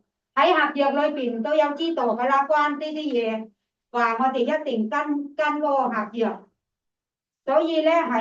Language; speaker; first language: Cantonese; non-native, fluent; Thai